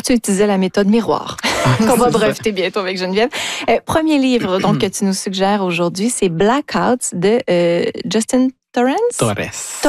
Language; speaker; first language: French; native; French